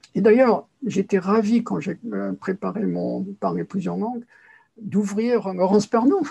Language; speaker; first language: French; native; French